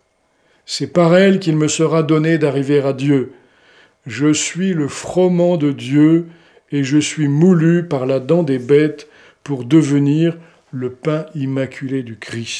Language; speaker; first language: French; native; French